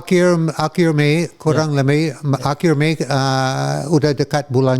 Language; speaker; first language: Indonesian; non-native, fluent; English